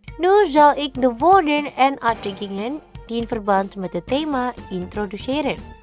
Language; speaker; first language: Dutch; non-native, learner; Indonesian